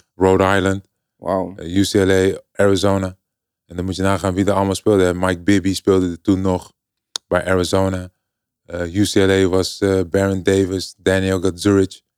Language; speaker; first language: Dutch; native; Dutch